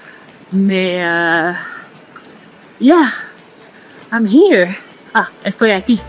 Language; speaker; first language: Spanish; non-native, learner; French